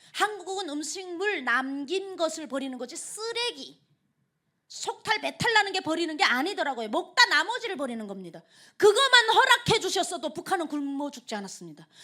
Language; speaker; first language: Korean; non-native, local second language; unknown